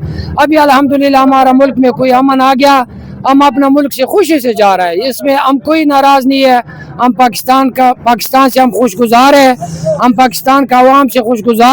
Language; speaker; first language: Hindi; non-native, learner; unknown